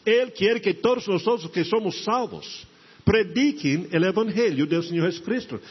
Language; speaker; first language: Portuguese; non-native, fluent; English